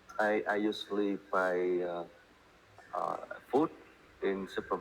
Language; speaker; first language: English; non-native, learner; Vietnamese